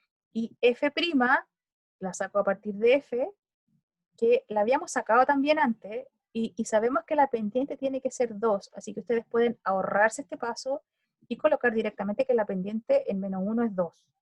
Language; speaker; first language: Spanish; native; Spanish